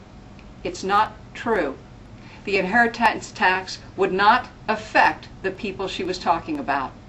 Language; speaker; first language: English; native; English